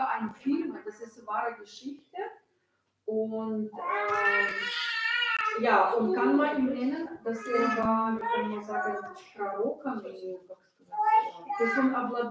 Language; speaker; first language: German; non-native, learner; Russian